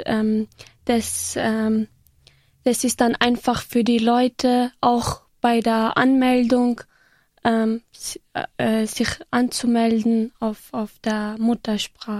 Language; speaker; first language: German; non-native, fluent; Kurdish